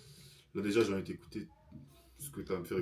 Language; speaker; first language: French; native; French